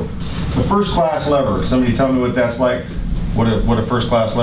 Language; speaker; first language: English; native; English